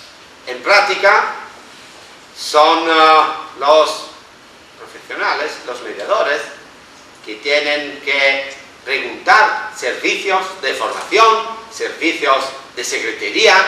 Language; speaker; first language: Spanish; non-native, fluent; Italian